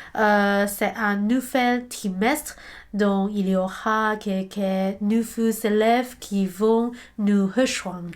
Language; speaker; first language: French; non-native, learner; Cantonese